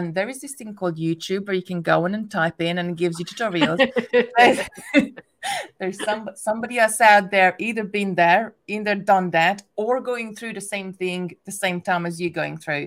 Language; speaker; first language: English; non-native, fluent; Hungarian